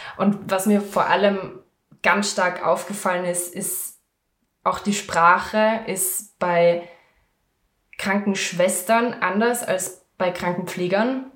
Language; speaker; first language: German; native; German